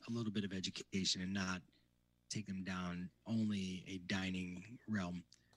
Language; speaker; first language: English; native; English